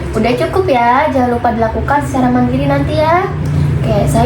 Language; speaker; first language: Indonesian; native; Indonesian